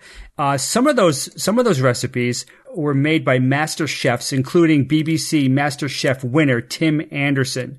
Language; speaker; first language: English; native; English